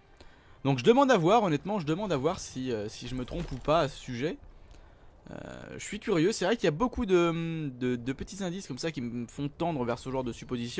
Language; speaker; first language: French; native; French